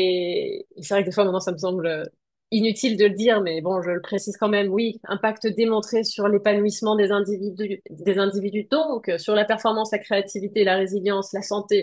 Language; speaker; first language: French; native; French